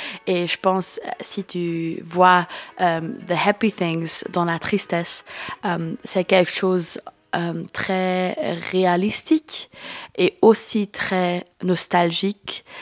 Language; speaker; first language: French; non-native, learner; Swiss German